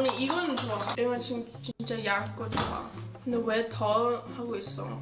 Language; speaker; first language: Korean; early bilingual, heritage; English